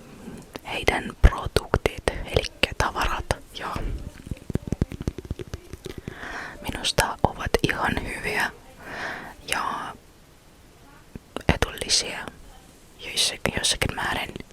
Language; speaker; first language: Finnish; non-native, fluent; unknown